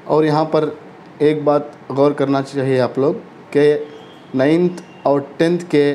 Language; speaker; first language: Hindi; non-native, local second language; Urdu